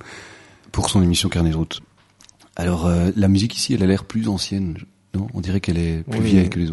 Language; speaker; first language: French; native; French